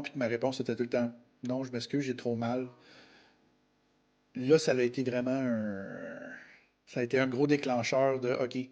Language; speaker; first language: French; native; French